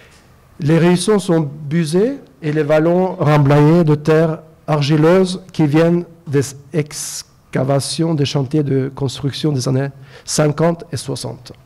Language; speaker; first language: French; non-native, fluent; Norwegian